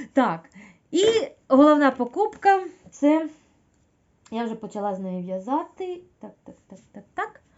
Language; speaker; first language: Ukrainian; non-native, local second language; Russian